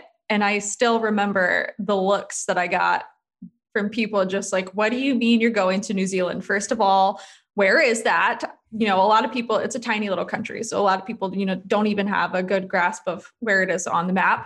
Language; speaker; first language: English; native; English